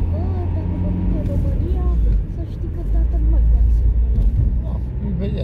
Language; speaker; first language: Romanian; early bilingual, heritage; Romanian